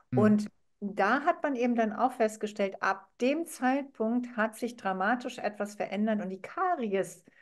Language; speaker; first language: German; non-native, fluent; Arabic